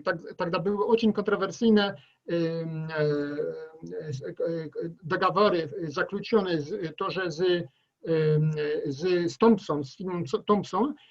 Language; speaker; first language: Russian; non-native, learner; Polish